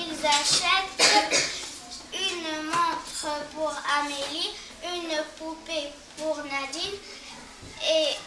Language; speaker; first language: French; non-native, learner; Arabic